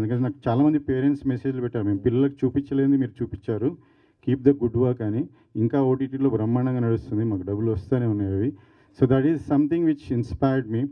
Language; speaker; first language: Telugu; native; Telugu